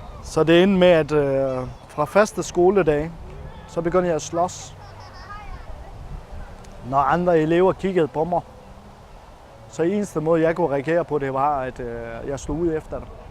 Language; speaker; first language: Danish; non-native, fluent; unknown